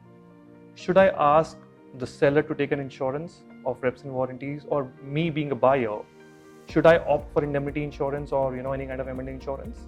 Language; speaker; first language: English; non-native, local second language; Hindi